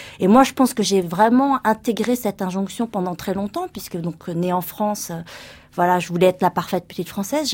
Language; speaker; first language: French; early bilingual, other home language; Vietnamese